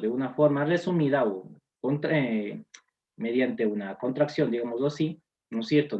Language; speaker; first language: Spanish; native; Spanish